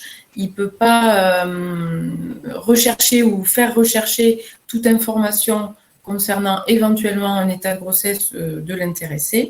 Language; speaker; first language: French; native; French